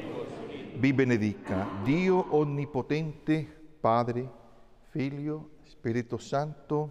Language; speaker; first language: Italian; non-native, fluent; Spanish